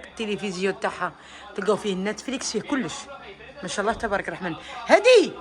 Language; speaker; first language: Arabic; native; Arabic